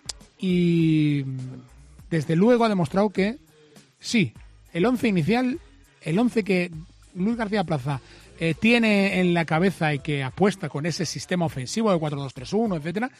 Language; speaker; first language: Spanish; native; Spanish